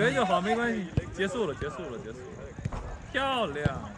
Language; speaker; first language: Chinese; native; Chinese